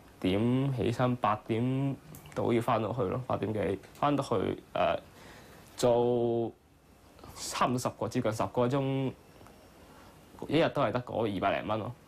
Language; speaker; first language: Chinese; non-native, local second language; Cantonese